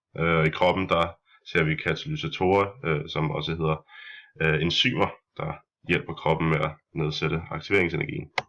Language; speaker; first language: Danish; native; Danish